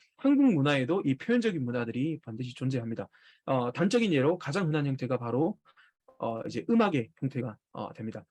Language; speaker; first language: Korean; native; Korean